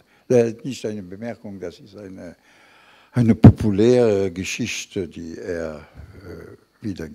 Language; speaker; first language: German; non-native, fluent; French